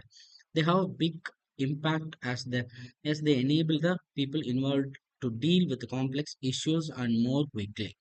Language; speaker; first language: English; non-native, local second language; Tamil